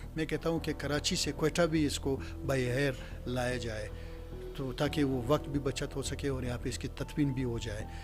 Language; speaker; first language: Urdu; non-native, local second language; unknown